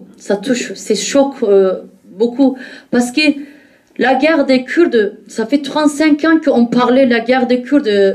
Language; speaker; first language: French; non-native, learner; Kurdish